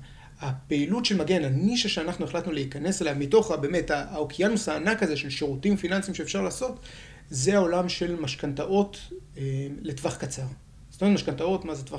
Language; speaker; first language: Hebrew; native; Hebrew